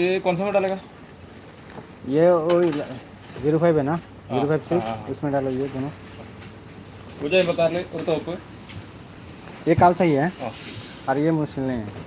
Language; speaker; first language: Hindi; non-native, learner; Bangla